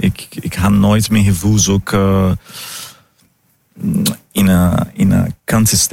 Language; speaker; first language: Dutch; non-native, fluent; Portuguese